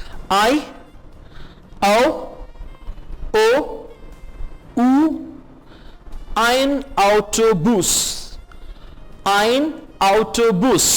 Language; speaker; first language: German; non-native, fluent; Urdu